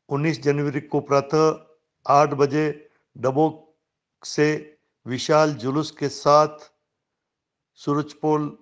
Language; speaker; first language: Hindi; native; Hindi